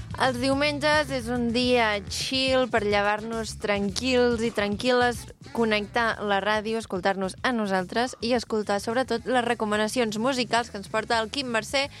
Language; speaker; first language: Catalan; native; Catalan